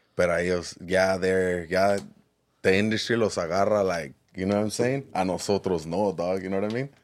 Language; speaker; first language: English; early bilingual, other home language; Spanish